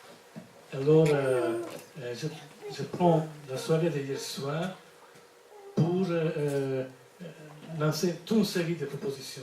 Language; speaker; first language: French; non-native, fluent; Italian